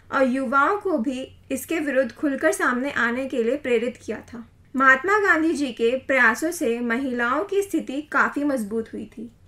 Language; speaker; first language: Hindi; native; Hindi